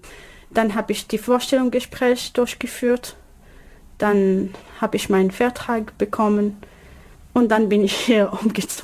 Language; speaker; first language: German; non-native, learner; Arabic